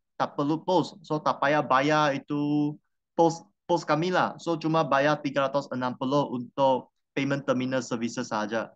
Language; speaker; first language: Malay; non-native, local second language; Chinese